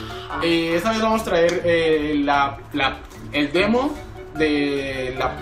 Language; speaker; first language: Spanish; native; Spanish